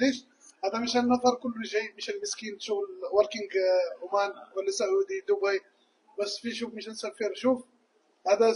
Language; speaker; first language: Arabic; non-native, learner; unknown